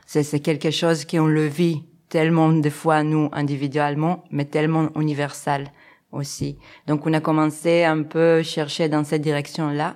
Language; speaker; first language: French; non-native, fluent; Spanish